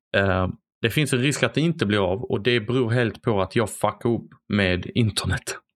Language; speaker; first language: Swedish; native; Swedish